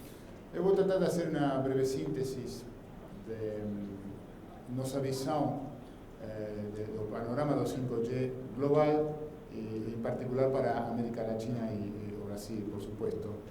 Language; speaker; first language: Portuguese; non-native, learner; Spanish